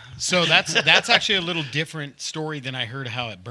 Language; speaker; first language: English; native; English